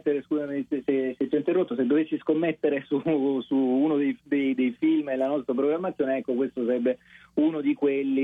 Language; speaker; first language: Italian; native; Italian